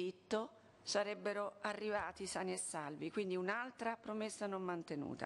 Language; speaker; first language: Italian; native; Italian